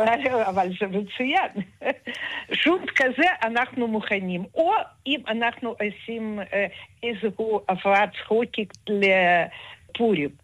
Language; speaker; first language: Hebrew; non-native, fluent; Russian